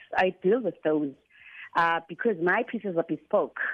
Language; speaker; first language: English; non-native, local second language; Xhosa